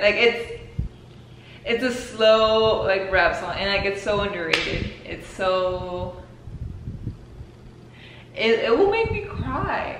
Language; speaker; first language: English; early bilingual, other home language; Spanish